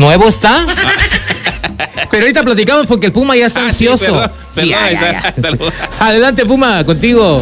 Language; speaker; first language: Spanish; native; Spanish